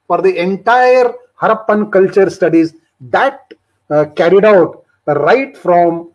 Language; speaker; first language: English; non-native, local second language; Kannada